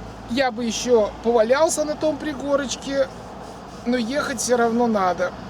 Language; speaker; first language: Russian; native; Russian